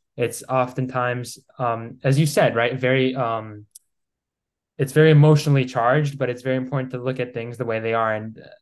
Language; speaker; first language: English; non-native, fluent; Greek